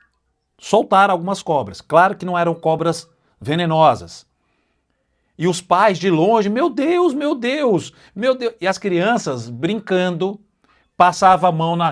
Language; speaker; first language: Portuguese; native; Portuguese